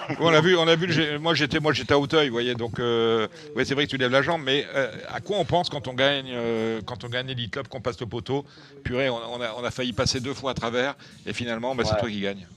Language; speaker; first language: French; native; French